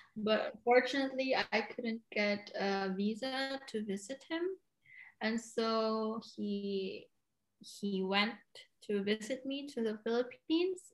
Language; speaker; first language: English; non-native, local second language; Cebuano